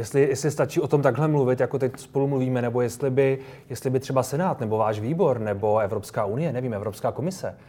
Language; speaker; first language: Czech; native; Czech